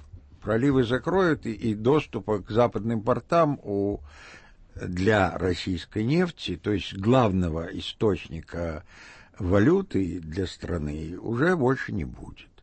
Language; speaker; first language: Russian; native; Russian